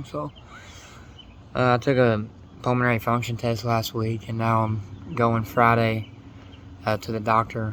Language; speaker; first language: English; native; English